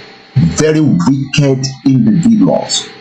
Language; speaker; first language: English; non-native, local second language; Yoruba